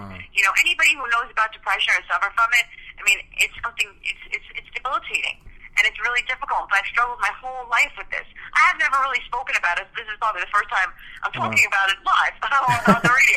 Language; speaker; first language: English; early bilingual, other home language; Spanish